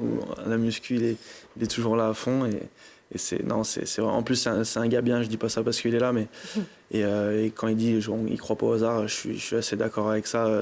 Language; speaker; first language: French; native; French